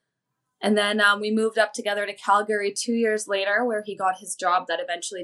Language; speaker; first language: English; native; English